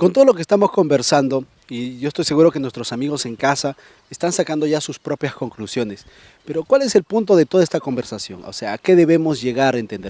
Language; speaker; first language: Spanish; native; Spanish